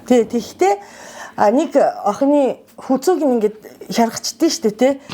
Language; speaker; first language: Mongolian; non-native, fluent; Japanese